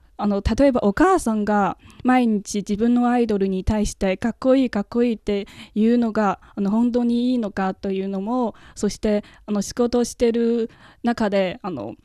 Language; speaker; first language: Japanese; non-native, fluent; Chinese